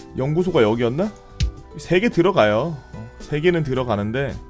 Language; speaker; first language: Korean; native; Korean